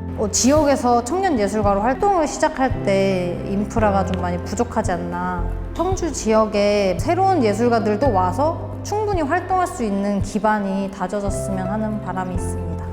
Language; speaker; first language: Korean; native; Korean